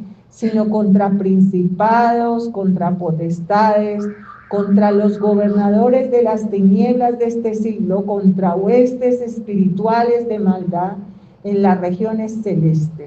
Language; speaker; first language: Spanish; native; Spanish